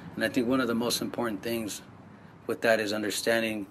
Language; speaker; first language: English; native; English